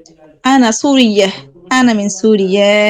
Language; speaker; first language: Arabic; non-native, learner; Bangla